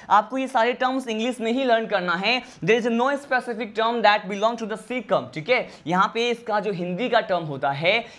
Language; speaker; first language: Hindi; native; Hindi